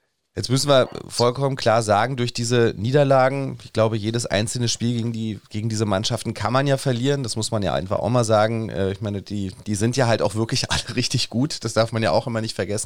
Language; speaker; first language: German; native; German